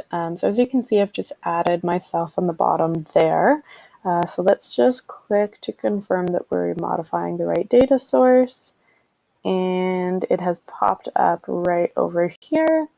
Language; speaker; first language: English; native; English